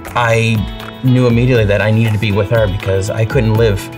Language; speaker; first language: English; native; English